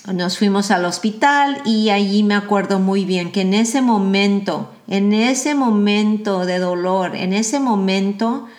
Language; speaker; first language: Spanish; early bilingual, heritage; Spanish